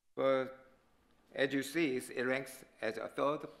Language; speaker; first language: English; non-native, learner; Korean